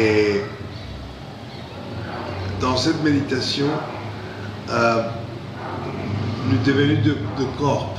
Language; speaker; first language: French; non-native, fluent; English